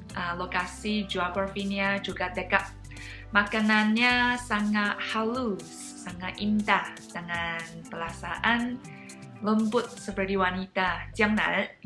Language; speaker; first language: Indonesian; non-native, fluent; Chinese